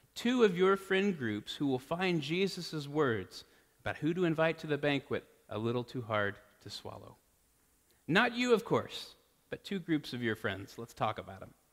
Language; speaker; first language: English; native; English